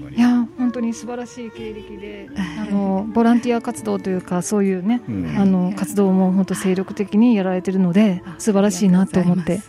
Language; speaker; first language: Japanese; native; Japanese